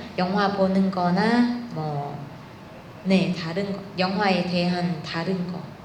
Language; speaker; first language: Korean; non-native, learner; Thai